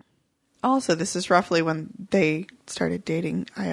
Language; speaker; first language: English; native; English